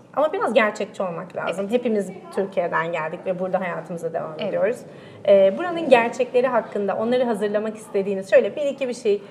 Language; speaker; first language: Turkish; native; Turkish